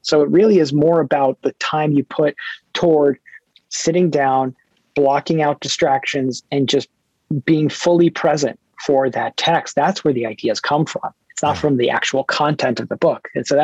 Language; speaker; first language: English; early bilingual, other home language; Hebrew